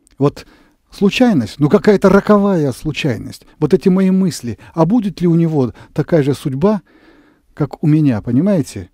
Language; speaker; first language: Russian; native; Russian